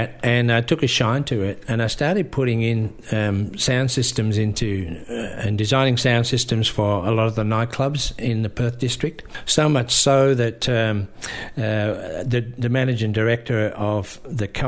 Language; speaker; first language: English; native; English